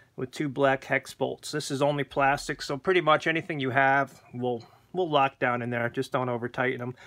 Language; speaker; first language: English; native; English